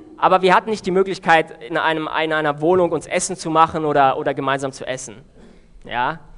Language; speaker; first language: German; early bilingual, other home language; Romanian